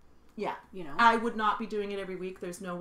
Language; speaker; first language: English; native; English